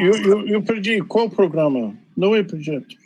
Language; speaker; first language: Portuguese; non-native, fluent; English